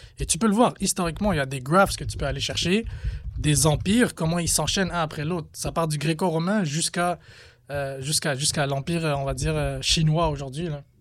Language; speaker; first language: French; early bilingual, other home language; Arabic